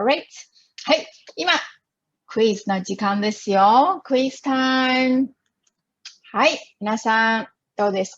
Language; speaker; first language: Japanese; non-native, fluent; Chinese